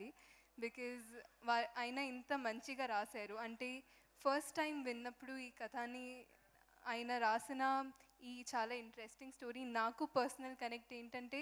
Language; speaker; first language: Telugu; non-native, fluent; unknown